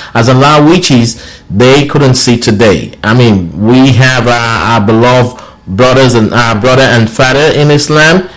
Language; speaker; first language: English; non-native, local second language; Yoruba